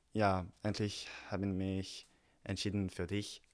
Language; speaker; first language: German; non-native, fluent; French